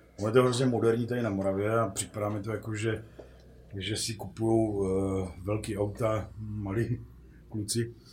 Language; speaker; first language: Czech; native; Czech